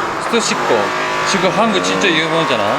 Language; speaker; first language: Korean; non-native, fluent; Japanese